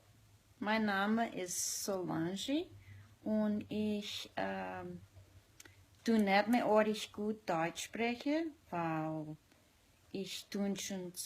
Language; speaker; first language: German; early bilingual, heritage; German